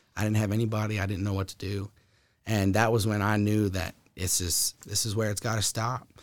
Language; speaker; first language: English; native; English